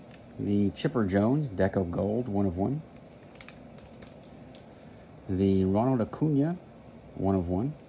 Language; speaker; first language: English; native; English